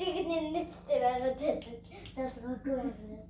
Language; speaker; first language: Mongolian; early bilingual, heritage; Mongolian